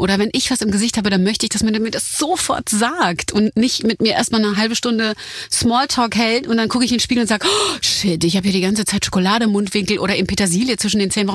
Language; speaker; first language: German; native; German